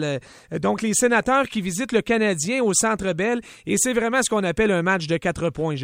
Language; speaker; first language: French; native; French